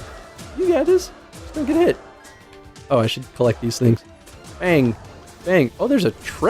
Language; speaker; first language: English; native; English